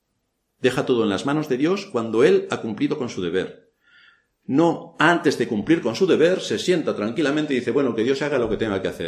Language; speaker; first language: Spanish; native; Spanish